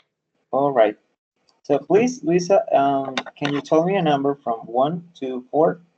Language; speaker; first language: English; non-native, fluent; Spanish